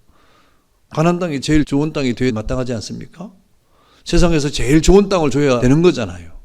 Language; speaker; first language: Korean; native; Korean